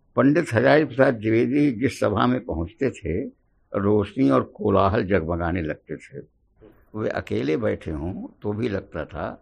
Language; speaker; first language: Hindi; native; Hindi